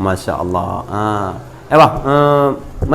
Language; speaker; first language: Arabic; non-native, fluent; Indonesian